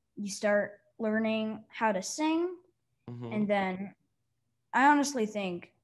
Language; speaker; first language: English; native; English